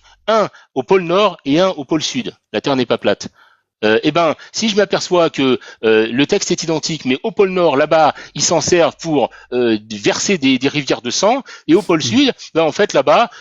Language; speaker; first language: French; native; French